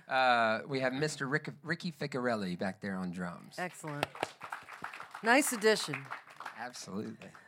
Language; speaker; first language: English; native; English